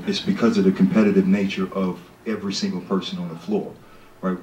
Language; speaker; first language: English; native; English